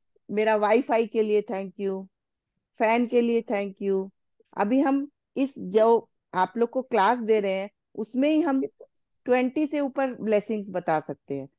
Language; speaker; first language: Hindi; non-native, local second language; Bangla